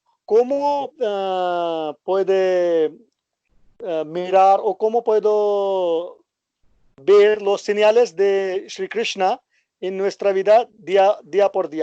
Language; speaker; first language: Spanish; non-native, learner; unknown